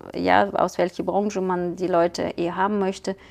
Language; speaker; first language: German; non-native, fluent; Ukrainian